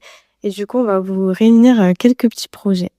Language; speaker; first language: French; native; French